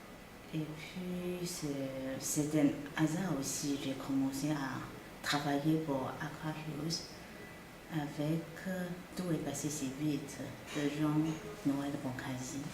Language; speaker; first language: French; non-native, fluent; Chinese